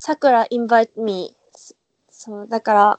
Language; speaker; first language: English; non-native, learner; Japanese